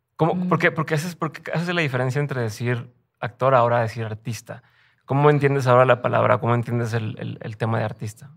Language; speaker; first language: Spanish; native; Spanish